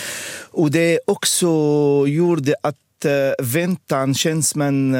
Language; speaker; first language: Swedish; non-native, fluent; Arabic